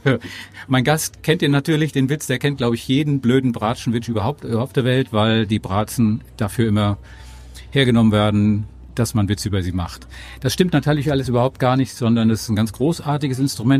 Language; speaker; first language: German; native; German